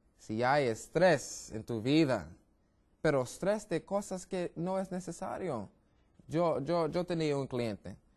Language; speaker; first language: Spanish; non-native, learner; English